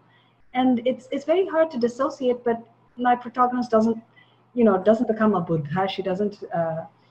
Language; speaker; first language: English; non-native, local second language; Tamil